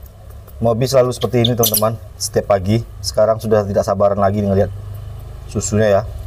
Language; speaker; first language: Indonesian; native; Indonesian